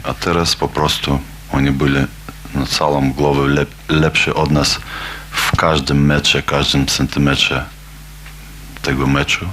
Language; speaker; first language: Polish; non-native, learner; Lithuanian